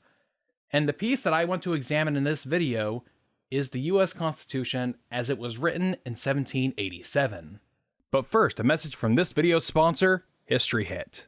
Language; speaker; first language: English; native; English